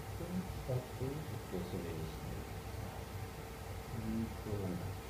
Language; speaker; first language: Japanese; non-native, fluent; Korean